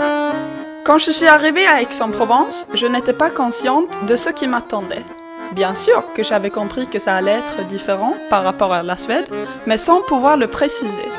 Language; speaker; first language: French; non-native, fluent; Swedish